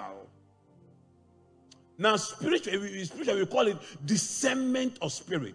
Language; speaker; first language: English; non-native, local second language; Akan